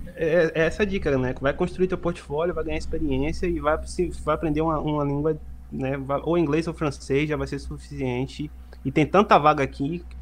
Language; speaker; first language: Portuguese; native; Portuguese